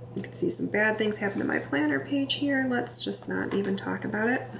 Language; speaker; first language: English; native; English